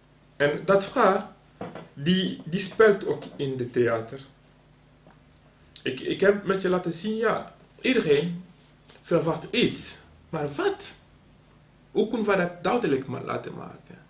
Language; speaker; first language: Dutch; non-native, local second language; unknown